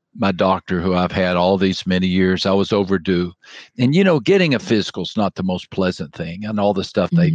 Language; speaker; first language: English; native; English